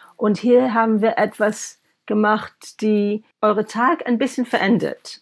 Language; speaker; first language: German; non-native, fluent; English